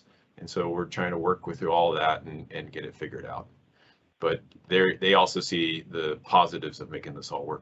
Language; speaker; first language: English; native; English